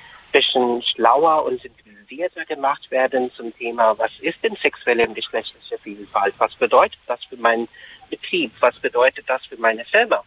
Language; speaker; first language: German; non-native, fluent; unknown